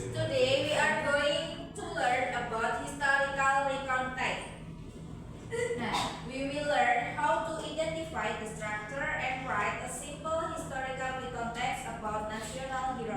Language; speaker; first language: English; non-native, learner; Indonesian